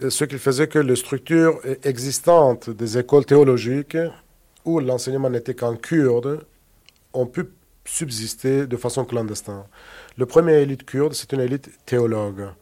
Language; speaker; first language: French; non-native, fluent; Kurdish